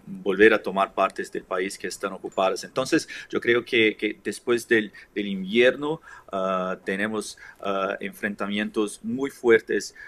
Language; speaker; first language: Spanish; non-native, fluent; Ukrainian